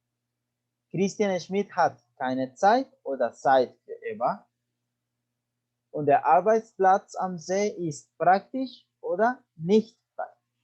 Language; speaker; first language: German; non-native, fluent; Spanish